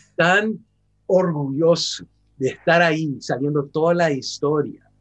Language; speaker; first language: Spanish; early bilingual, heritage; Spanish